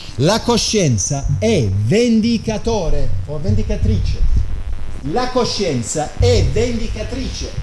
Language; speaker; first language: Italian; non-native, fluent; English